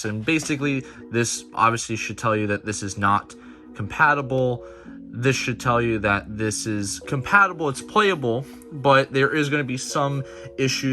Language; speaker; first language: English; native; English